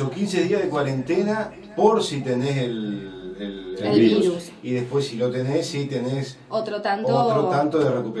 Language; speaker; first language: Spanish; native; Spanish